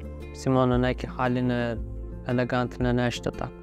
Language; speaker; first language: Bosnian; non-native, fluent; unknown